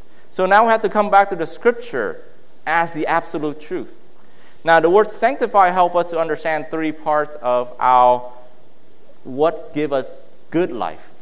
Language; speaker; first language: English; early bilingual, other home language; Vietnamese